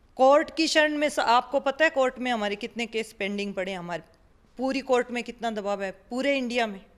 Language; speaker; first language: Hindi; native; Hindi